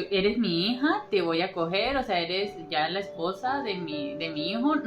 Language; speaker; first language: Spanish; native; Spanish